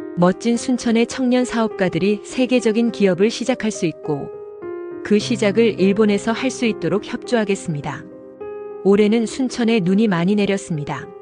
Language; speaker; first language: Korean; non-native, fluent; Japanese